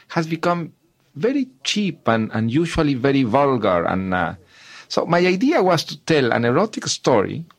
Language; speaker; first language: English; non-native, fluent; Spanish